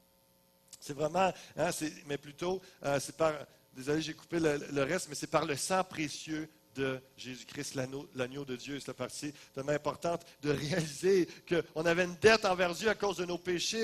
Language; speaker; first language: French; native; French